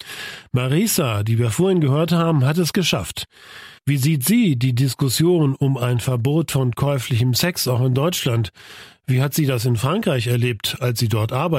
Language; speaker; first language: German; native; German